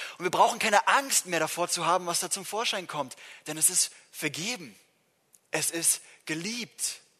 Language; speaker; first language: German; non-native, fluent; English